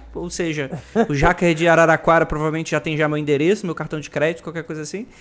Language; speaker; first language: Portuguese; native; Portuguese